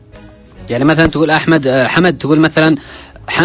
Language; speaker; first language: Arabic; native; Arabic